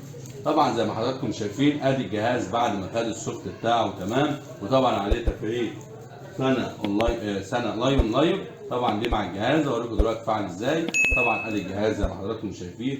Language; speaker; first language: Arabic; native; Arabic